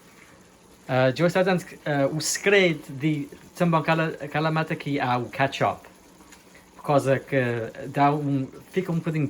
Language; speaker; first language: Portuguese; early bilingual, heritage; Portuguese